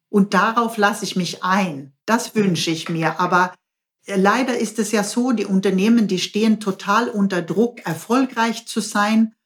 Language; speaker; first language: German; non-native, fluent; Swedish